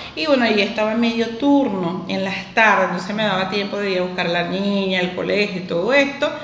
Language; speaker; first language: Spanish; native; Spanish